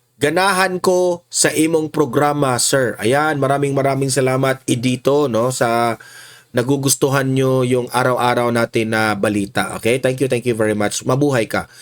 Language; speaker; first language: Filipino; non-native, local second language; Cebuano